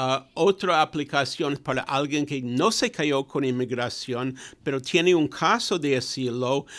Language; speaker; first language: Spanish; non-native, fluent; English